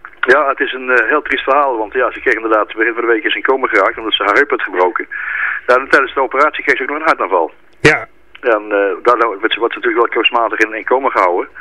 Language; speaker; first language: Dutch; native; Dutch